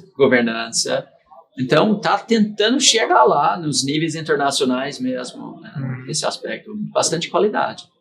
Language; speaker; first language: Portuguese; non-native, fluent; English